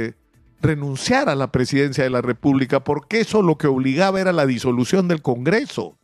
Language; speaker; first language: Spanish; native; Spanish